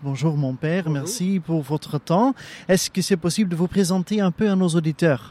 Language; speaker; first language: French; non-native, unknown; Dutch